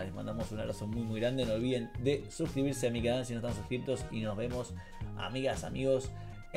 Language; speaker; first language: Spanish; native; Spanish